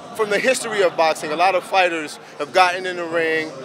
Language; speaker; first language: English; native; English